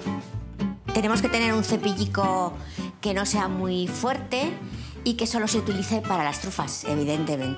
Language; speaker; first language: Spanish; native; Spanish